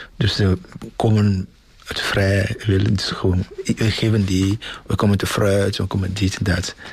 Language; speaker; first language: Dutch; non-native, fluent; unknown